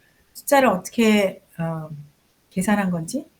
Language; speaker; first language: Korean; native; Korean